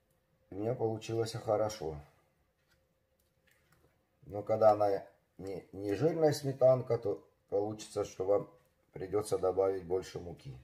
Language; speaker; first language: Russian; native; Russian